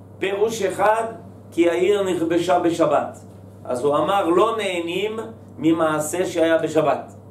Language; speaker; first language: Hebrew; native; Hebrew